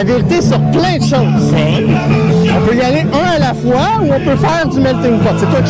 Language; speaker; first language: French; native; French